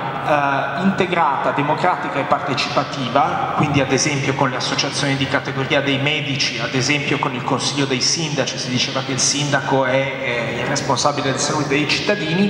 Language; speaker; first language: Italian; native; Italian